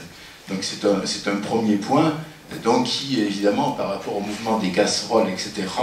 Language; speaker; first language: French; native; French